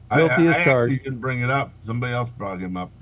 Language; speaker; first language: English; native; English